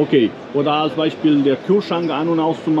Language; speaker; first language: German; non-native, fluent; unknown